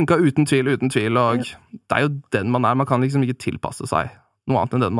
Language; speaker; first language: Norwegian; native; Norwegian